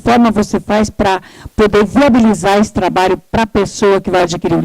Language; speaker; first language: Portuguese; native; Portuguese